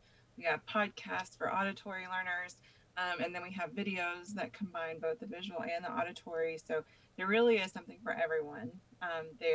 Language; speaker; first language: English; native; English